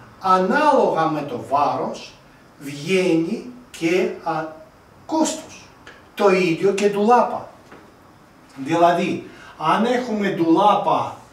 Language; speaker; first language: Greek; non-native, fluent; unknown